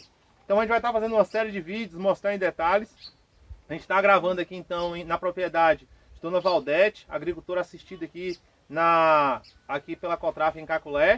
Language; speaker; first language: Portuguese; native; Portuguese